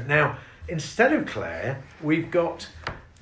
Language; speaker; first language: English; native; English